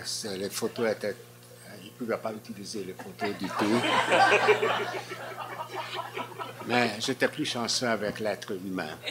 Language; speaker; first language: French; non-native, fluent; Hungarian